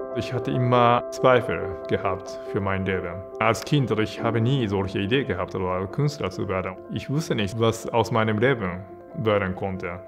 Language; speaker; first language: German; non-native, fluent; Japanese